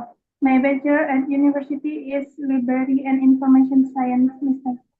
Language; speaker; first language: English; non-native, learner; Indonesian